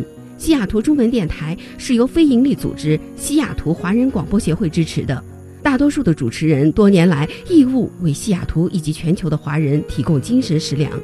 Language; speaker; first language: Chinese; native; Chinese